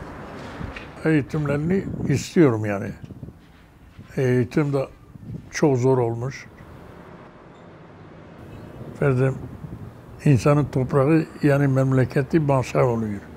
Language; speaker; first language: Turkish; non-native, local second language; Kurdish